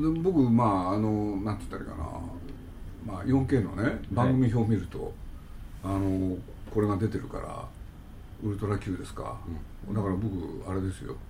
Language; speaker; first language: Japanese; native; Japanese